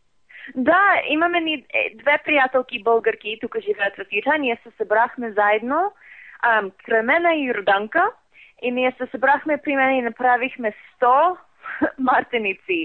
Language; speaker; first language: Bulgarian; non-native, fluent; English